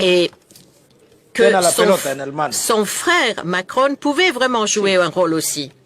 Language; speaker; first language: French; non-native, local second language; Portuguese